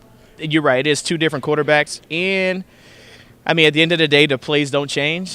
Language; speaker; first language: English; native; English